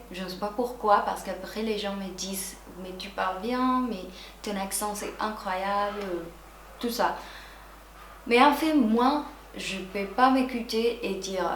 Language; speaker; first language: French; non-native, fluent; Spanish